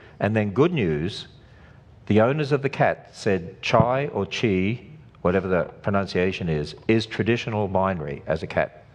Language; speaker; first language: English; native; English